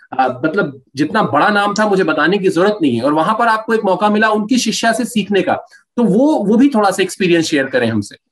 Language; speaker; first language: Hindi; native; Hindi